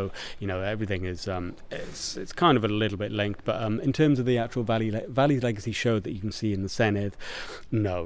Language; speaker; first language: English; native; English